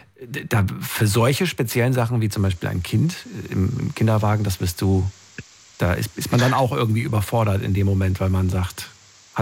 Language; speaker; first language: German; native; German